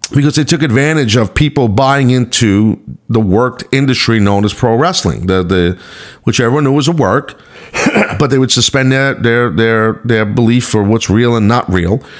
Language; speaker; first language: English; native; English